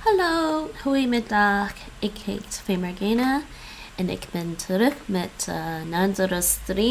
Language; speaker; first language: Dutch; non-native, learner; English